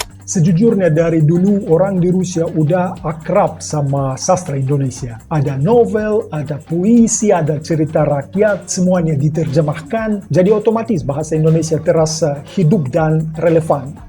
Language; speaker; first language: Indonesian; non-native, fluent; Russian